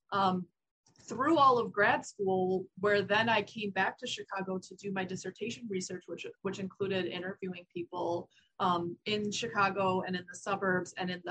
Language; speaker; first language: English; native; English